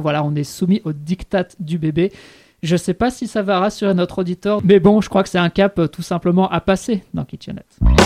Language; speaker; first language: French; native; French